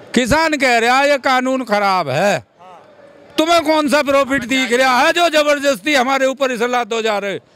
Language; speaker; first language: Hindi; native; Hindi